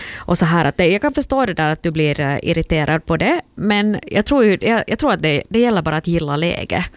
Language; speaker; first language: Swedish; native; Swedish